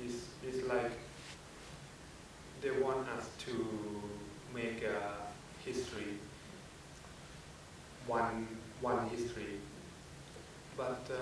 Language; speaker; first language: English; non-native, fluent; Thai